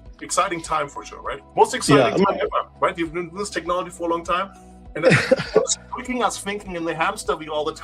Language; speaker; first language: English; non-native, fluent; German